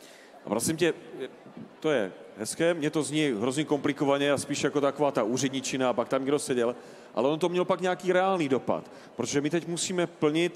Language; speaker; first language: Czech; native; Czech